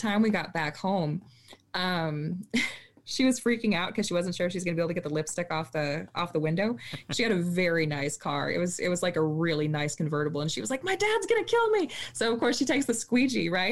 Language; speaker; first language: English; native; English